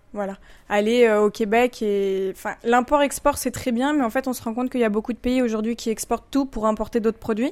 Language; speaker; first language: French; native; French